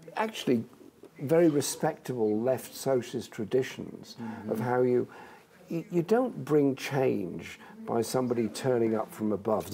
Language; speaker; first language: English; native; English